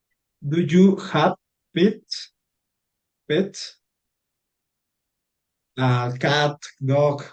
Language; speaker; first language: English; non-native, learner; Spanish